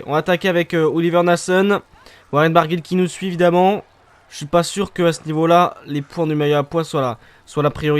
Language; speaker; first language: French; native; French